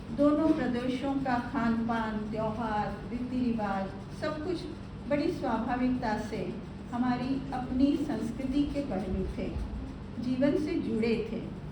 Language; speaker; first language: Hindi; non-native, local second language; Gujarati